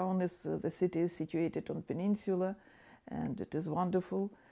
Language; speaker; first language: English; non-native, fluent; Ukrainian